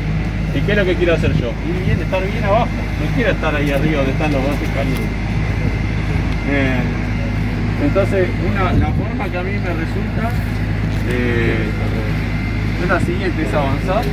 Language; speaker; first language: Spanish; native; Spanish